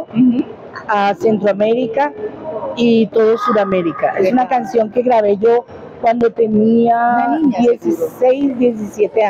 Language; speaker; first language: Spanish; native; Spanish